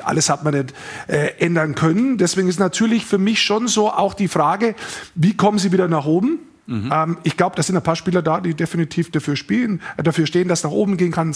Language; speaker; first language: German; native; German